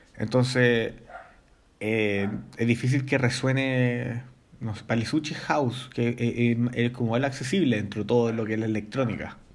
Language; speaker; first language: Spanish; native; Spanish